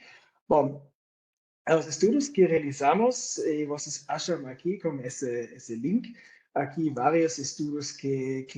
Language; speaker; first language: Portuguese; non-native, fluent; German